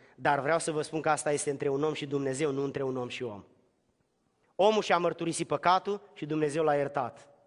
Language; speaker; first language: Romanian; native; Romanian